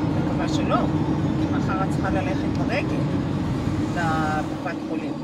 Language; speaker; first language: Hebrew; native; Hebrew